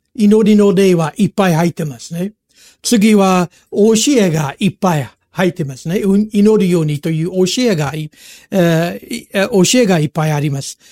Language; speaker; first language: Japanese; non-native, fluent; English